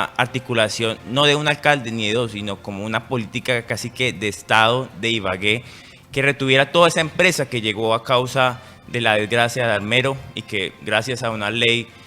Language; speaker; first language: Spanish; native; Spanish